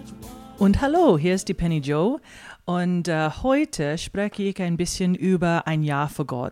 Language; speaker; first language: German; non-native, fluent; English